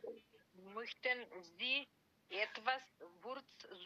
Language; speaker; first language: German; non-native, learner; Macedonian